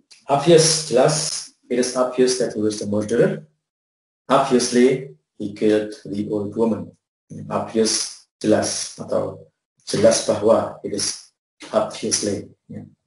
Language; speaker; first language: English; non-native, fluent; Indonesian